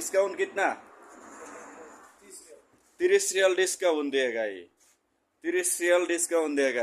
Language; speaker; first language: Hindi; non-native, local second language; Bangla